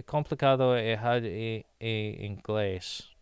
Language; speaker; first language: Portuguese; non-native, learner; English